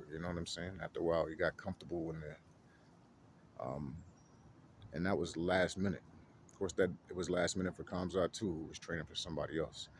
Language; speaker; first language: English; native; English